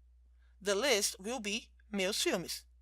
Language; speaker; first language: English; non-native, fluent; Portuguese